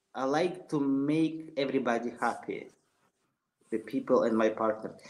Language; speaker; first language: English; non-native, fluent; Russian